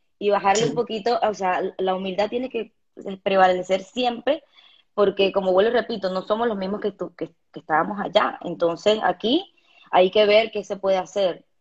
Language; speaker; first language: Spanish; native; Spanish